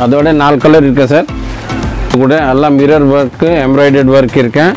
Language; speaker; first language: Tamil; non-native, local second language; Hindi